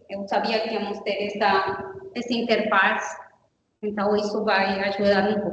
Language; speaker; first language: Portuguese; non-native, learner; Spanish